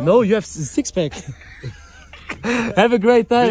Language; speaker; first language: English; non-native, learner; German